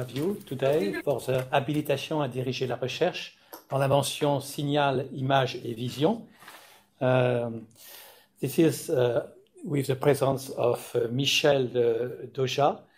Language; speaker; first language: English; non-native, fluent; French